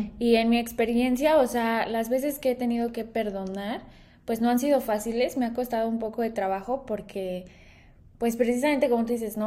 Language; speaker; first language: Spanish; native; Spanish